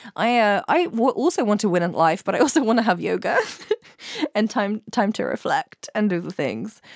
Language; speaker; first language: English; native; English